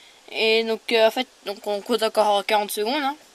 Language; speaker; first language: French; native; French